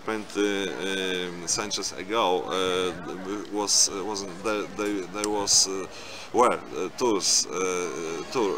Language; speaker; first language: English; non-native, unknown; Polish